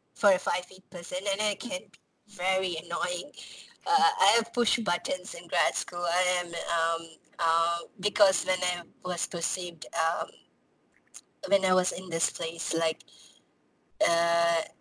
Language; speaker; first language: English; non-native, local second language; Tamil